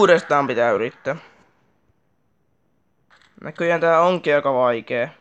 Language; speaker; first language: Finnish; native; Finnish